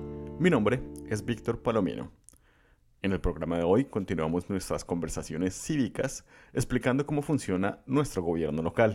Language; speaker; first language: Spanish; native; Spanish